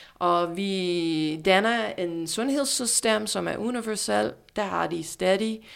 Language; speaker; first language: Danish; non-native, fluent; English